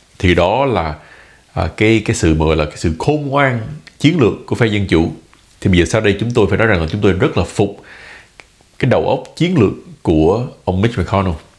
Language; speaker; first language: Vietnamese; early bilingual, heritage; Vietnamese